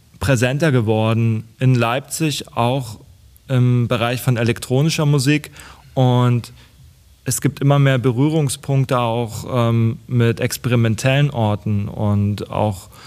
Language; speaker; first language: German; non-native, local second language; Upper Sorbian